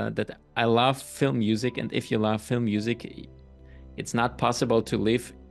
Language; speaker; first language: English; non-native, fluent; German